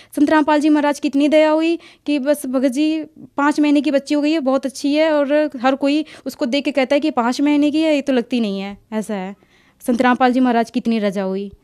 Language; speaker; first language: Hindi; native; Hindi